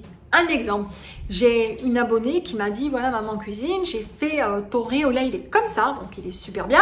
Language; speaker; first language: French; native; French